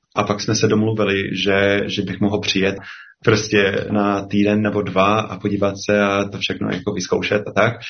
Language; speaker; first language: Czech; non-native, fluent; English